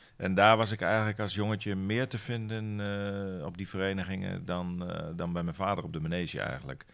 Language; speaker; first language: Dutch; native; Dutch